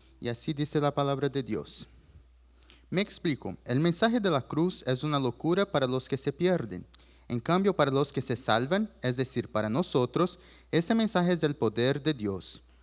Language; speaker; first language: Spanish; early bilingual, other home language; Portuguese